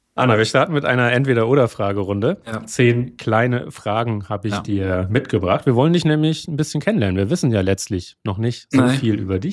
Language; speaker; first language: German; native; German